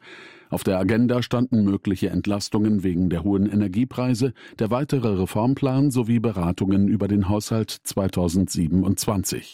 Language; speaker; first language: German; native; German